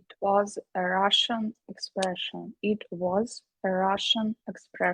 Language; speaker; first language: English; non-native, learner; Ukrainian